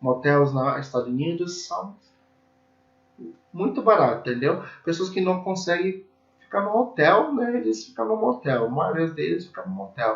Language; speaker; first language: Portuguese; non-native, learner; English